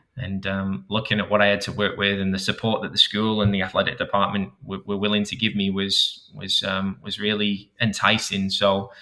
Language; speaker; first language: English; native; English